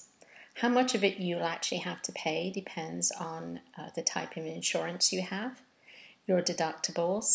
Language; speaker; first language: English; native; English